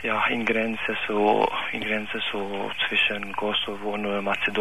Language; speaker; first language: German; non-native, learner; Albanian